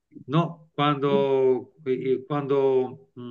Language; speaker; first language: Spanish; non-native, learner; Italian